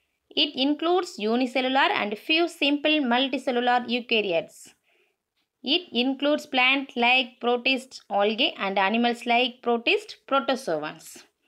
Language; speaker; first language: English; non-native, local second language; Tamil